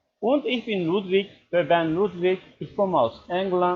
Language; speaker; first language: German; non-native, learner; Turkish